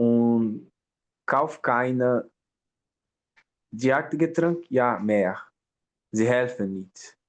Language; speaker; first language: German; non-native, learner; Portuguese